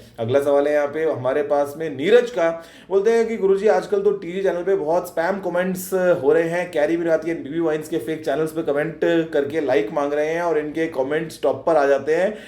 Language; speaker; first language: Hindi; native; Hindi